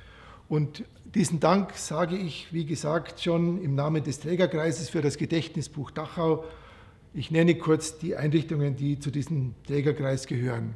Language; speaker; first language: German; native; German